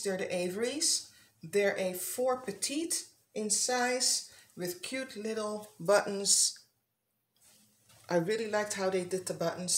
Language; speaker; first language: English; non-native, fluent; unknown